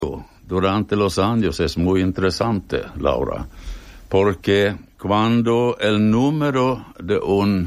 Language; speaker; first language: Spanish; non-native, fluent; Swedish